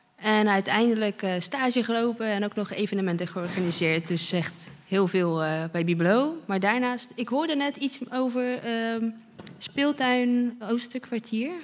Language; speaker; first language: Dutch; non-native, fluent; Polish